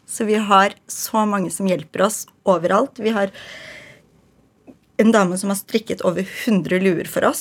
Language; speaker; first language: Norwegian; early bilingual, other home language; Ukrainian